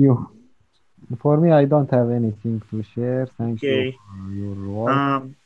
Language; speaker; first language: English; non-native, learner; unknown